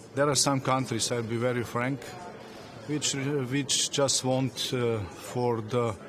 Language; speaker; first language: English; non-native, fluent; Slovenian